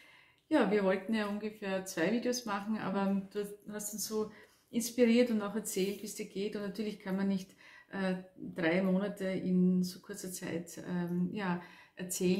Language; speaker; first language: German; native; German